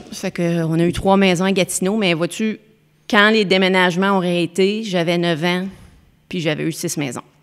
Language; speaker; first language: French; native; French